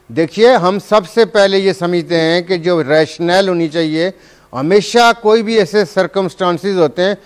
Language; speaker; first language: Urdu; non-native, local second language; Punjabi